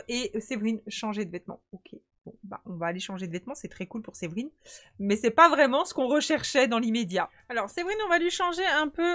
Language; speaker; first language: French; native; French